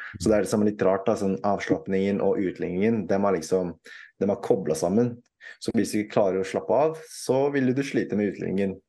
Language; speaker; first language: Norwegian; early bilingual, other home language; Filipino